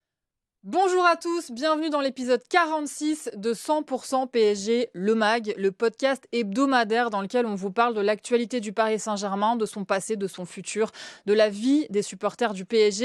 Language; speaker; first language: French; native; French